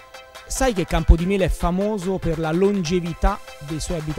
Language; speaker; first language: Italian; native; Italian